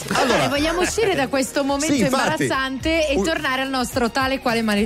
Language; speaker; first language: Italian; native; Italian